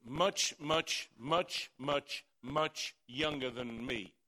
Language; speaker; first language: English; native; English